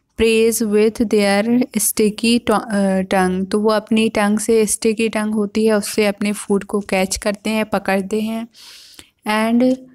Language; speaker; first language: Hindi; native; Hindi